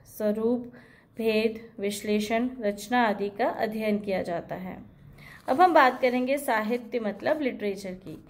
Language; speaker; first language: Hindi; native; Hindi